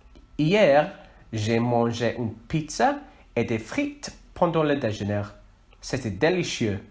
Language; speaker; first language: French; non-native, learner; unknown